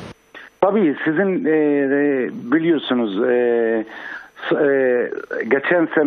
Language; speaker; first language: Turkish; non-native, fluent; Arabic